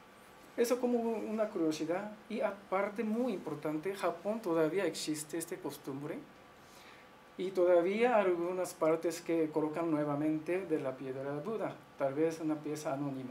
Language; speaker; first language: Spanish; non-native, learner; Japanese